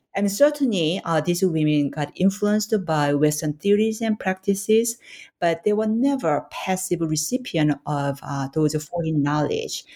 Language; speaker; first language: English; non-native, fluent; Korean